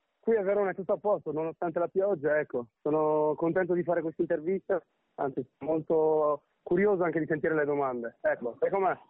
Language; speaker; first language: Italian; early bilingual, other home language; Amharic